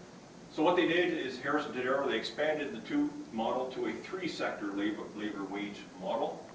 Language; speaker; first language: English; native; English